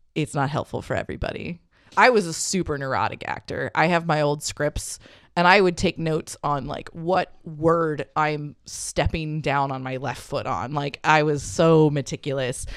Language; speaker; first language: English; native; English